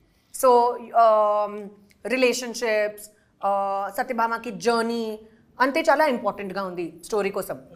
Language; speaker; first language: Telugu; non-native, learner; Hindi